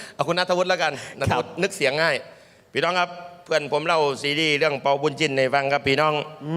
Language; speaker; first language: Thai; native; Thai